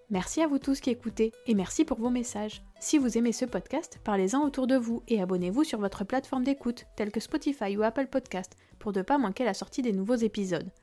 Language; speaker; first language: French; native; French